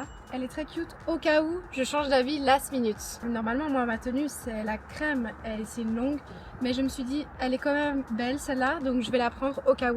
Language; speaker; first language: French; native; French